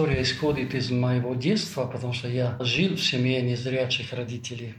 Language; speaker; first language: Russian; non-native, fluent; Italian